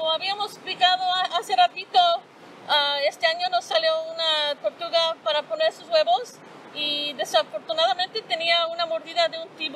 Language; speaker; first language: Spanish; early bilingual, other home language; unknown